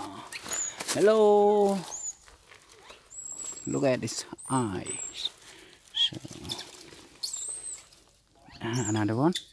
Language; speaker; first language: English; non-native, learner; Khmer